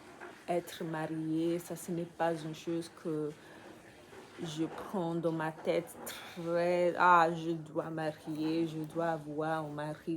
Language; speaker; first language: French; non-native, learner; English